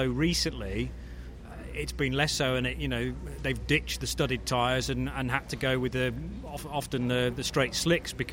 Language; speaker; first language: English; native; English